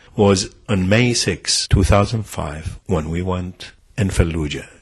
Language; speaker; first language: English; non-native, fluent; Arabic